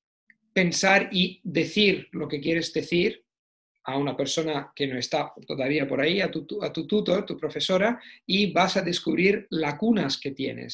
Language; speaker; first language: Spanish; non-native, fluent; Italian